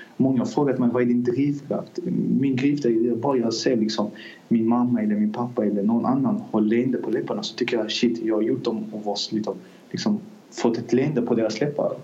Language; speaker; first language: Swedish; early bilingual, other home language; Azerbaijani